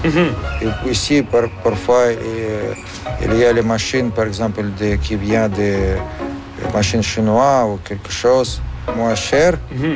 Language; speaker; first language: French; non-native, fluent; Russian